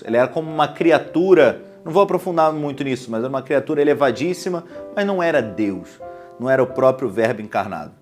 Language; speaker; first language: Portuguese; native; Portuguese